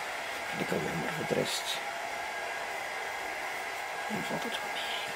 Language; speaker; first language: Dutch; native; Dutch